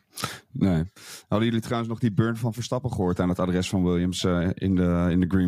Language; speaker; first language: Dutch; native; Dutch